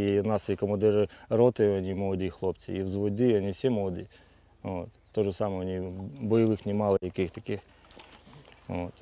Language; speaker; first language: Ukrainian; non-native, local second language; Russian